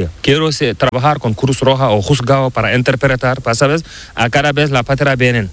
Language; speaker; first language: Spanish; non-native, learner; Fula